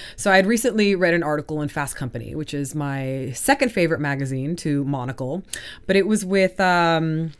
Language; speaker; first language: English; native; English